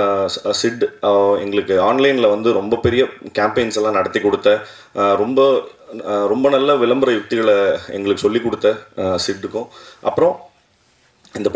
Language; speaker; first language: Tamil; native; Tamil